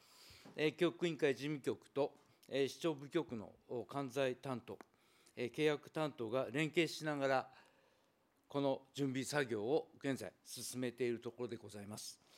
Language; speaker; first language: Japanese; native; Japanese